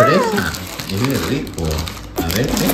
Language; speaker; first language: Spanish; native; Spanish